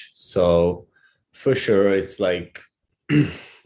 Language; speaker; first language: English; non-native, fluent; Czech